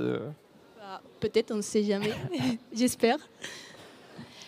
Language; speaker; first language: French; non-native, learner; Spanish